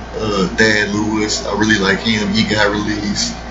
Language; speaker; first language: English; native; English